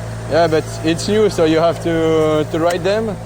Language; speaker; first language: English; non-native, learner; French